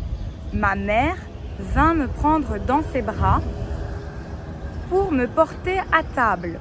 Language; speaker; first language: French; native; French